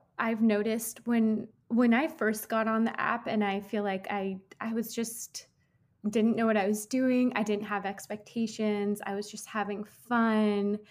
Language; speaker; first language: English; native; English